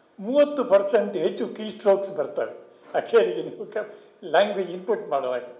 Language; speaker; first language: Kannada; non-native, local second language; Tulu